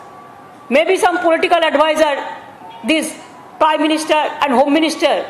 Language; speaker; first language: English; non-native, local second language; Bangla